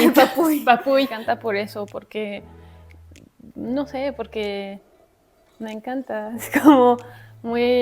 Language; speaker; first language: Spanish; non-native, fluent; French